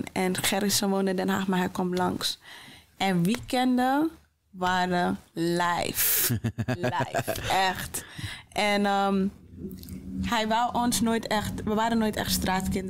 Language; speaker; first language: Dutch; native; Dutch